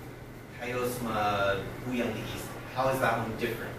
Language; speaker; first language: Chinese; non-native, learner; English